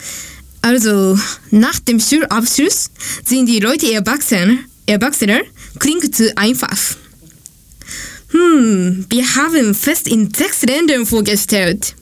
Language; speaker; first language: German; non-native, learner; Japanese